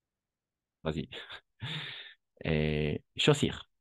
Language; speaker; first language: French; non-native, fluent; Spanish